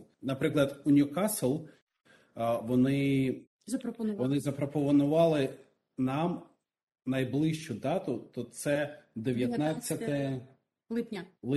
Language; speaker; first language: Ukrainian; non-native, local second language; Russian